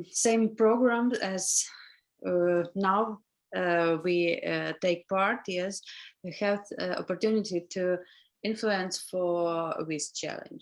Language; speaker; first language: English; non-native, learner; Ukrainian